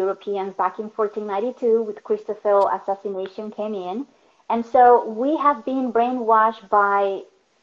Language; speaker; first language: English; non-native, fluent; Spanish